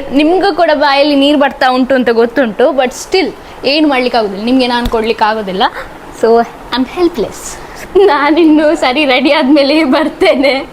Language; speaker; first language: Kannada; non-native, local second language; Tulu